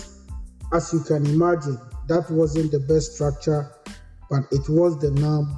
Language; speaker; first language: English; non-native, local second language; Akan